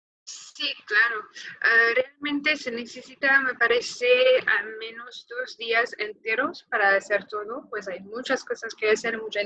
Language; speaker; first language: Spanish; non-native, fluent; French